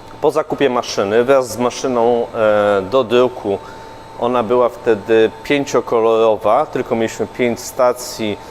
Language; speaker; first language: Polish; native; Polish